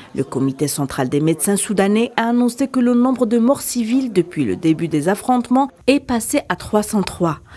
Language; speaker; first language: French; non-native, local second language; Arabic